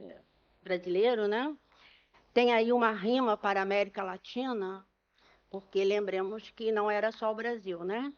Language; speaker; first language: Portuguese; native; Portuguese